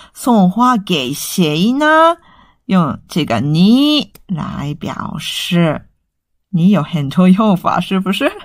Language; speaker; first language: Chinese; non-native, fluent; Japanese